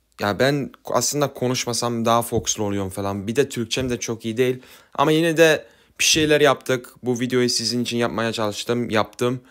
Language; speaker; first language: Turkish; early bilingual, heritage; Turkish